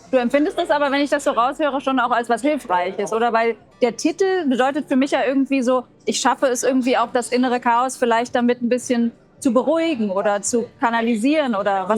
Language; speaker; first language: German; native; German